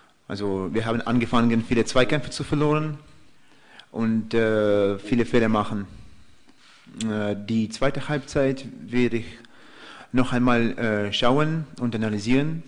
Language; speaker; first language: German; non-native, fluent; Russian